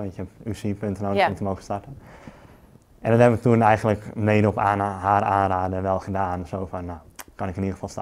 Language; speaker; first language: Dutch; native; Dutch